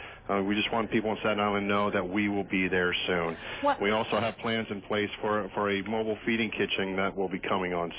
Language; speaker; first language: English; native; English